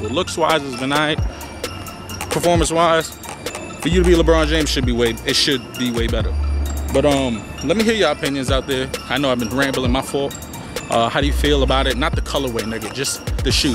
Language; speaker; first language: English; native; English